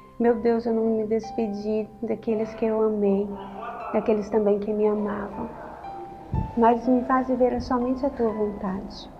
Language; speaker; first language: Portuguese; native; Portuguese